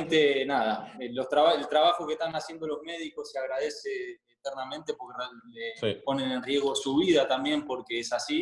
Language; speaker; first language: Spanish; native; Spanish